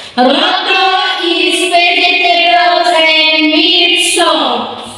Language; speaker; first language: English; non-native, learner; Indonesian